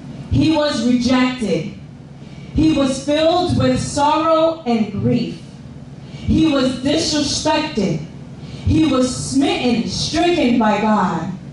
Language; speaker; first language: English; early bilingual, other home language; Spanish